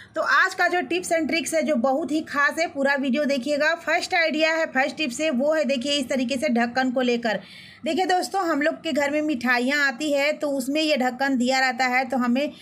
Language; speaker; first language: Hindi; native; Hindi